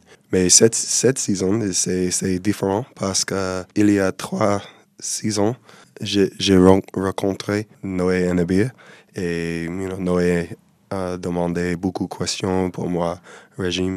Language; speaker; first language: French; non-native, learner; English